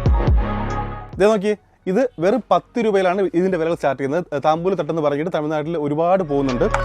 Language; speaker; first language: Malayalam; native; Malayalam